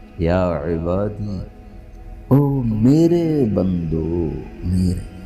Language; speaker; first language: Urdu; non-native, local second language; Punjabi